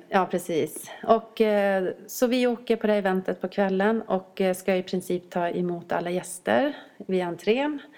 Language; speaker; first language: Swedish; native; Swedish